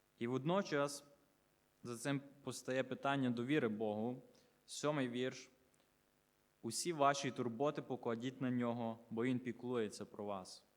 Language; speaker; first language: Ukrainian; native; Ukrainian